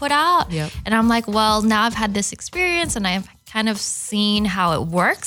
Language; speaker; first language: English; non-native, local second language; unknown